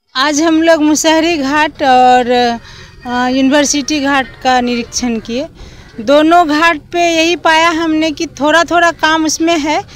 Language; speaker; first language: Hindi; native; Hindi